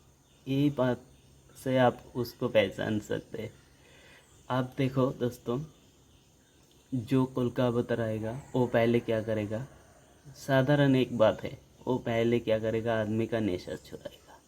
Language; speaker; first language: Hindi; non-native, local second language; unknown